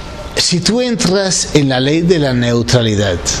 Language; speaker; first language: Spanish; native; Spanish